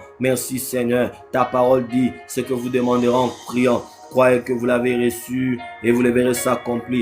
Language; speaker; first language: French; non-native, local second language; Lingala